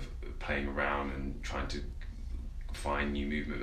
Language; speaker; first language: English; native; English